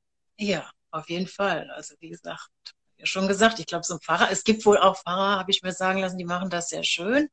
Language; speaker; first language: German; native; German